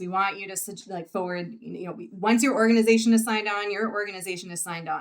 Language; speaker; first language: English; native; English